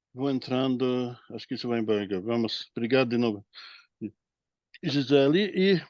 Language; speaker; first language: Portuguese; non-native, fluent; English